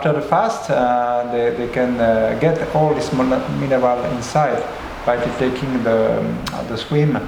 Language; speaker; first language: English; non-native, learner; French